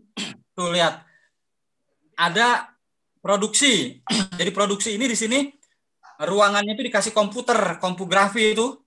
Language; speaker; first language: Indonesian; native; Indonesian